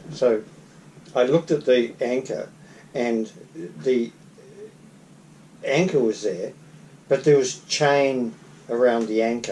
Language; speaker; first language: English; native; English